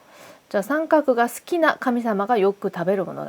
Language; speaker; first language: Japanese; non-native, fluent; Korean